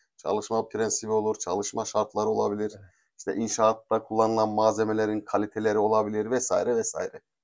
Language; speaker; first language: Turkish; native; Turkish